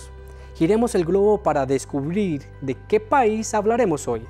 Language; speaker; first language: Spanish; native; Spanish